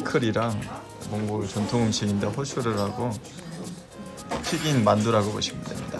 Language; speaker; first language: Korean; non-native, fluent; Mongolian